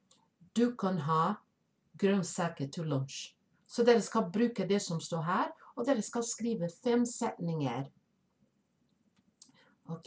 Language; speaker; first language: Norwegian; non-native, fluent; Spanish